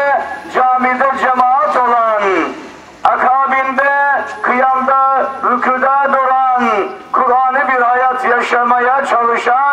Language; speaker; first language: Turkish; native; Turkish